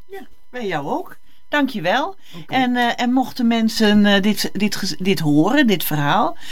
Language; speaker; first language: Dutch; native; Dutch